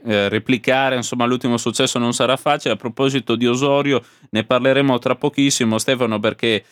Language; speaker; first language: Italian; native; Italian